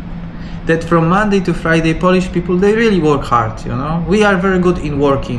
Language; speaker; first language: English; non-native, learner; Polish